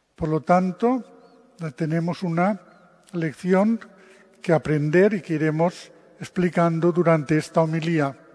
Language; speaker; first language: Spanish; non-native, local second language; Catalan